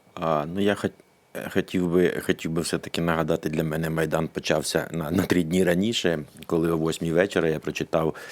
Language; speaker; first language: Ukrainian; native; Ukrainian